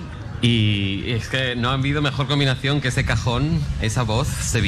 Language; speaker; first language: Spanish; native; Spanish